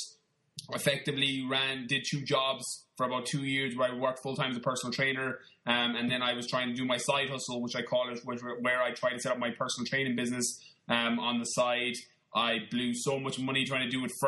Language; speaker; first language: English; native; English